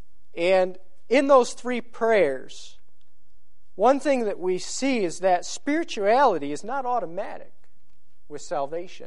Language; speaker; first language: English; native; English